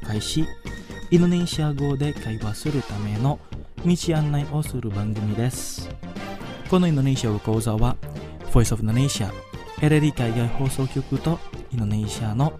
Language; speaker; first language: Japanese; non-native, fluent; Indonesian